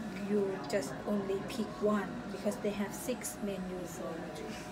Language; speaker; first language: English; non-native, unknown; Thai